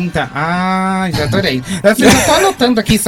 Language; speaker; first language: Portuguese; native; Portuguese